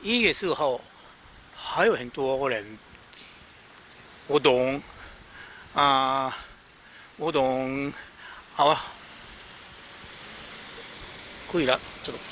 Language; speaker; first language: Chinese; non-native, learner; Japanese